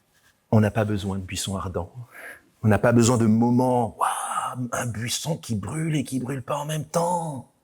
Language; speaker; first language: French; native; French